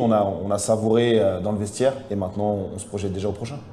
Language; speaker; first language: French; native; French